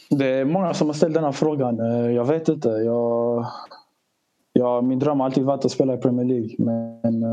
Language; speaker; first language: Swedish; early bilingual, other home language; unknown